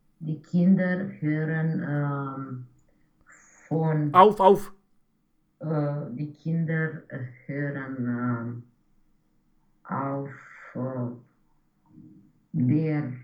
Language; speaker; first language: German; non-native, learner; Romanian